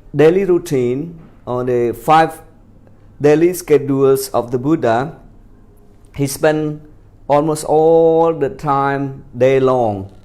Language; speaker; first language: English; non-native, fluent; Khmer